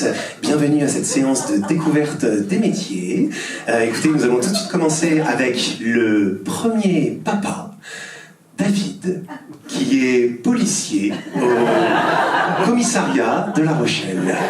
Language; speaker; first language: French; native; French